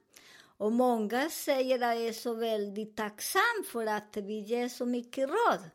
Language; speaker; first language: Swedish; non-native, learner; Spanish